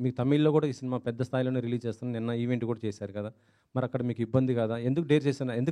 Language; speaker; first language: Telugu; native; Telugu